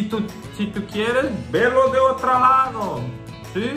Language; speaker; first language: Spanish; non-native, learner; Croatian